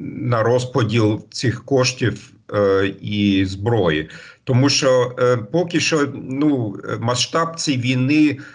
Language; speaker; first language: Ukrainian; non-native, fluent; German